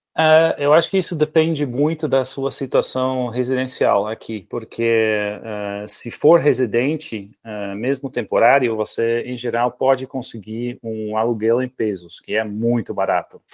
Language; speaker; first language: Portuguese; non-native, fluent; Dutch